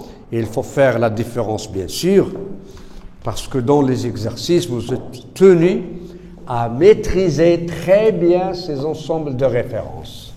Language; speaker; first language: French; non-native, local second language; Arabic